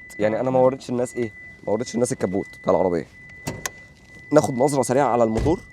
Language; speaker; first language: Arabic; native; Arabic